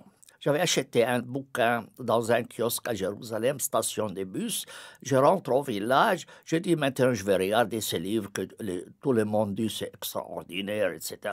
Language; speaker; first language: French; non-native, fluent; Arabic